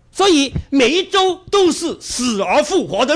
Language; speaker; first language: Chinese; native; Chinese